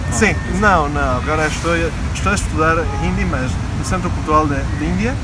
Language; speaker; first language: Portuguese; non-native, learner; Spanish